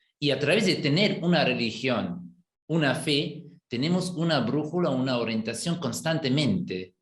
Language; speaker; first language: Spanish; non-native, fluent; German